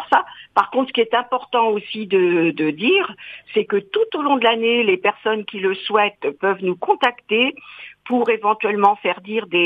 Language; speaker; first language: French; native; French